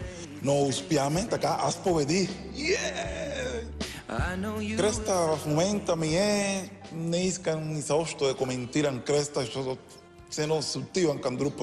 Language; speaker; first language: Bulgarian; non-native, learner; Spanish